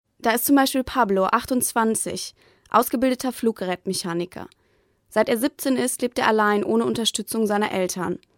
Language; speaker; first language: German; native; German